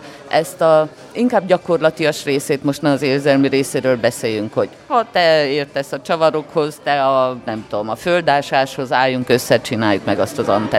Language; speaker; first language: Hungarian; native; Hungarian